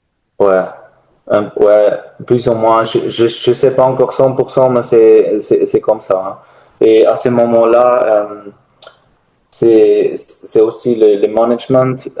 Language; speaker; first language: French; non-native, learner; German